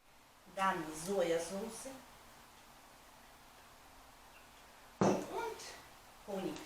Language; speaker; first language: German; non-native, fluent; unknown